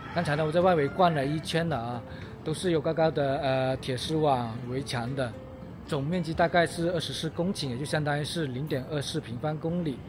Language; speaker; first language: Chinese; native; Chinese